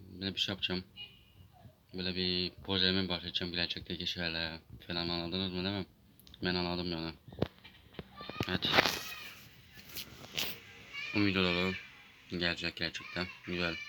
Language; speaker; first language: Turkish; early bilingual, heritage; Turkish